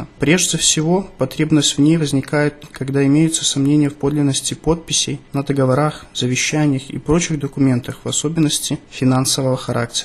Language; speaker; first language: Russian; native; Russian